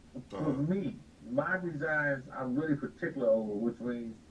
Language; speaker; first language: English; native; English